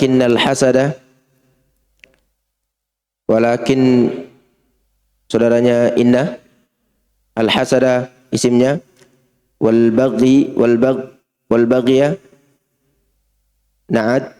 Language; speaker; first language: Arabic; non-native, learner; Indonesian